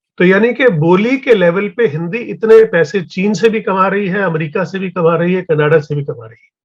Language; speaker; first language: Hindi; native; Hindi